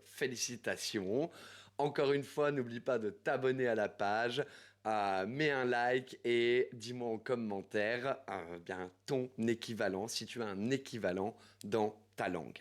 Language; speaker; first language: French; native; French